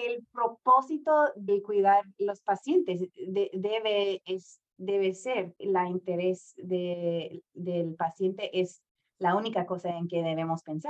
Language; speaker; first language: Spanish; non-native, fluent; English